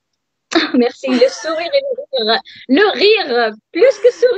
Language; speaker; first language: French; non-native, learner; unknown